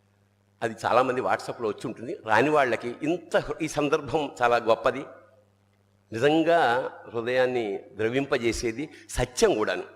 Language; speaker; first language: Telugu; native; Telugu